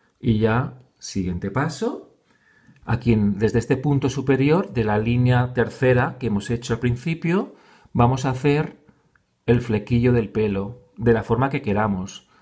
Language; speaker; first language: Spanish; native; Spanish